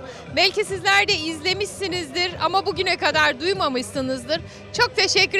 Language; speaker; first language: Turkish; native; Turkish